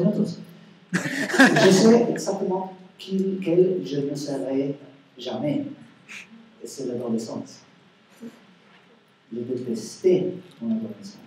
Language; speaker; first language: French; non-native, learner; Spanish